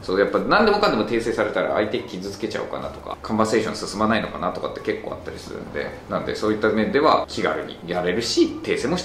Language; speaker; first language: Japanese; native; Japanese